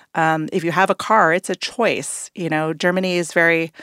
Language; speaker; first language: English; native; English